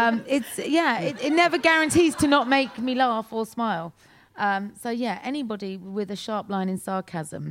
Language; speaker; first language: English; native; English